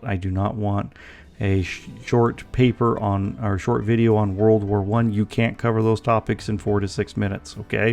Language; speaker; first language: English; native; English